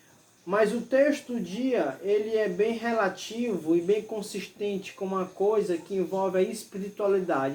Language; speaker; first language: Portuguese; native; Portuguese